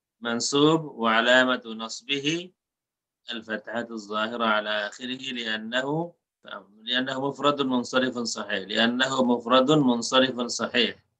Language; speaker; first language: Arabic; non-native, fluent; Bangla